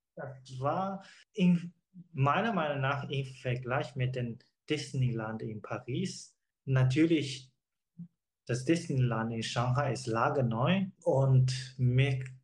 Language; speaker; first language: German; non-native, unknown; Chinese